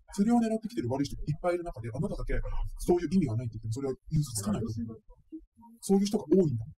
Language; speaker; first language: Japanese; native; Japanese